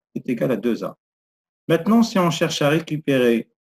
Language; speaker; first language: French; non-native, local second language; Arabic